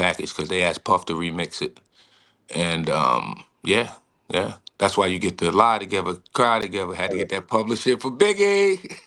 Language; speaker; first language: English; native; English